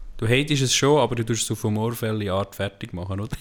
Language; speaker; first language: German; native; German